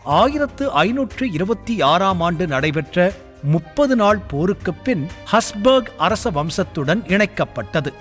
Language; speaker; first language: Tamil; native; Tamil